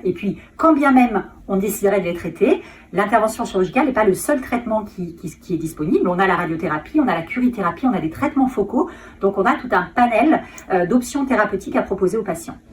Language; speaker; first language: French; native; French